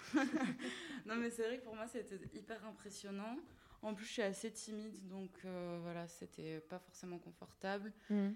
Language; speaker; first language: French; native; French